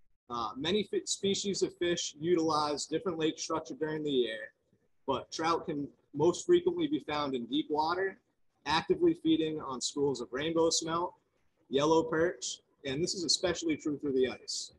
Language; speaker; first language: English; native; English